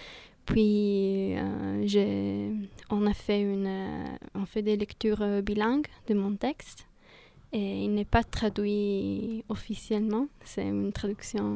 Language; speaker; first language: French; non-native, fluent; Italian